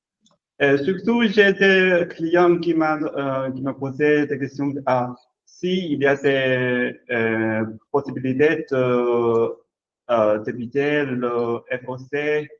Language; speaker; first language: French; non-native, learner; Chinese